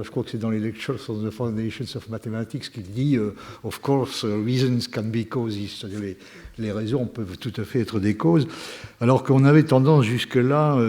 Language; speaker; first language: French; native; French